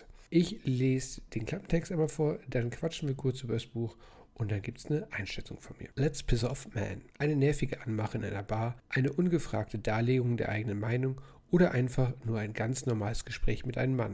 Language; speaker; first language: German; native; German